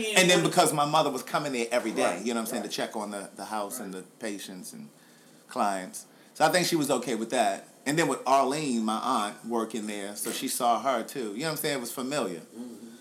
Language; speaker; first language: English; native; English